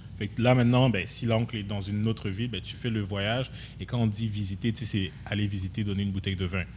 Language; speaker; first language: French; early bilingual, other home language; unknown